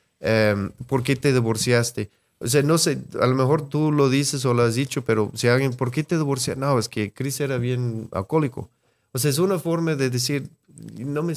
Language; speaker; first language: Spanish; non-native, fluent; English